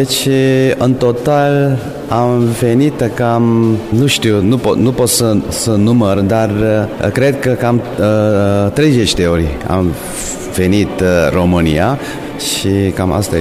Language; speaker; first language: Romanian; non-native, fluent; Korean